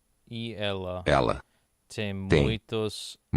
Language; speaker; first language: Portuguese; non-native, learner; English